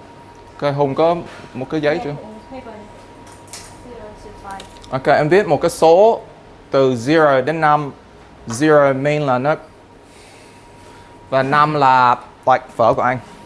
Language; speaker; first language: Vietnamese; early bilingual, heritage; Vietnamese